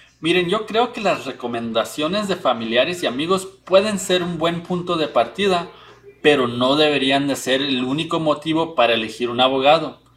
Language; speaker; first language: Spanish; early bilingual, heritage; Spanish